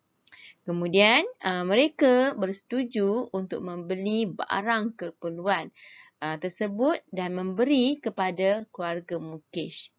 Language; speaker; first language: Malay; native; Malay